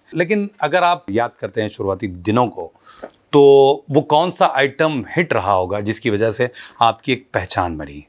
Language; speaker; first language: Hindi; non-native, local second language; Urdu